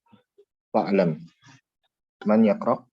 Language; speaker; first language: Arabic; non-native, fluent; Indonesian